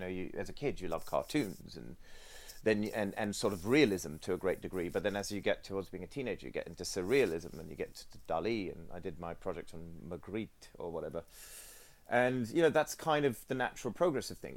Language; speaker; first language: English; non-native, local second language; Sinhala